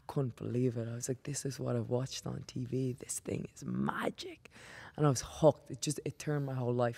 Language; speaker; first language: English; native; English